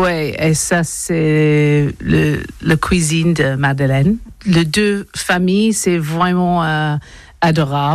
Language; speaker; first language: French; non-native, learner; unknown